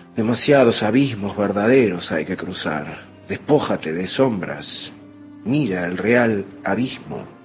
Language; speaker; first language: Spanish; native; Spanish